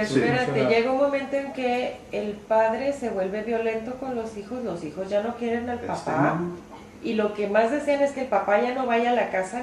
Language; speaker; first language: Spanish; native; Spanish